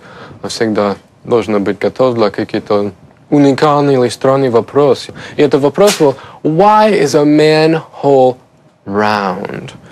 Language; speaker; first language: Russian; non-native, learner; English